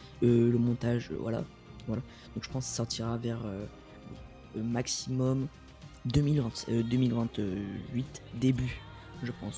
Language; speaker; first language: French; native; French